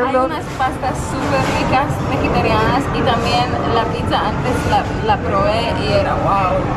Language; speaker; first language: Spanish; non-native, fluent; Hungarian